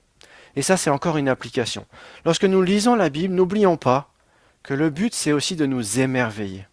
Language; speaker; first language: French; native; French